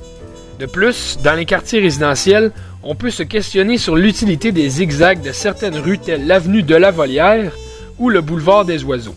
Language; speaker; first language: French; native; French